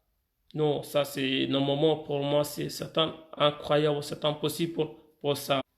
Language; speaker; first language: French; non-native, fluent; Arabic